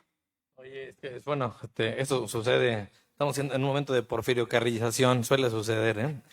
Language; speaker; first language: Spanish; native; Spanish